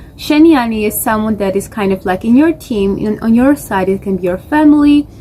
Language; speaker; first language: English; non-native, fluent; Georgian